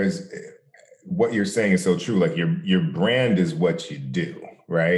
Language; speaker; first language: English; native; English